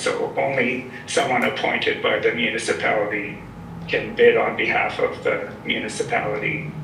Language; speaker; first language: English; native; English